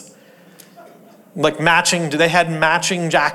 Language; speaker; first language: English; native; English